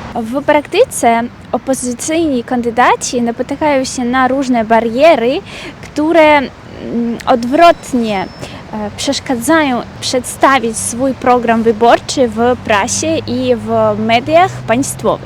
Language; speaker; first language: Polish; non-native, fluent; Russian